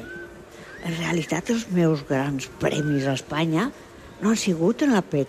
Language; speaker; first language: Catalan; non-native, local second language; Spanish